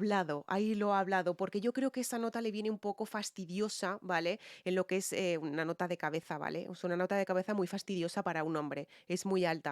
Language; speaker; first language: Spanish; native; Spanish